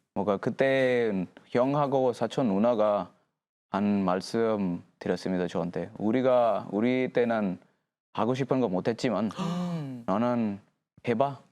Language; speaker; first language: Korean; non-native, fluent; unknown